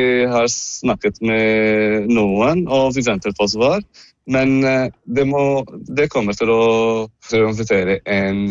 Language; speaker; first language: Norwegian; non-native, fluent; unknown